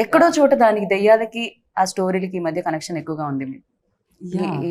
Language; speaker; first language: Telugu; native; Telugu